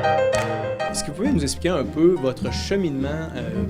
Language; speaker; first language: French; native; French